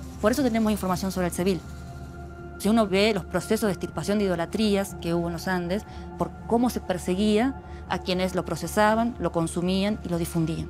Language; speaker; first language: Spanish; native; Spanish